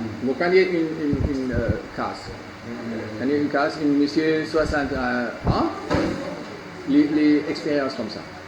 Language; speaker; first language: French; non-native, learner; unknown